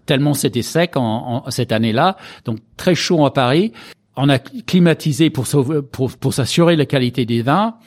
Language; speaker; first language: French; non-native, fluent; English